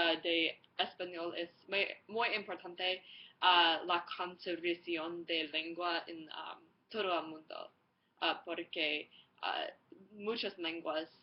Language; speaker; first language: Spanish; non-native, learner; English